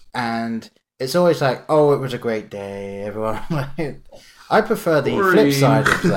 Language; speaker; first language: English; native; English